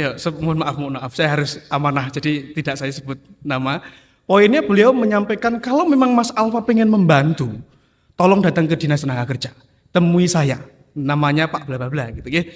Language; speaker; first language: Indonesian; non-native, local second language; Javanese